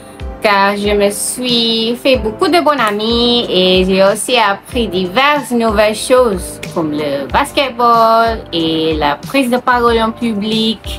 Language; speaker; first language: French; non-native, learner; Malay